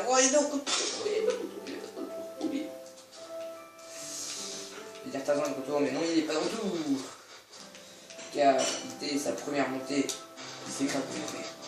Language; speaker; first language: French; native; French